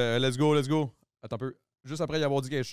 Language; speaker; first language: French; native; French